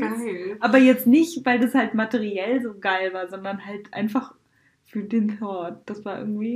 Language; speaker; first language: German; native; German